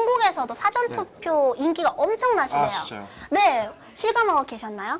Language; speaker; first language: Korean; native; Korean